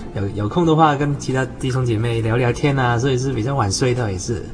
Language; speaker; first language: Chinese; non-native, local second language; Cantonese